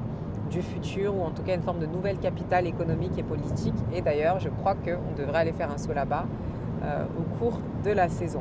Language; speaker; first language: French; native; French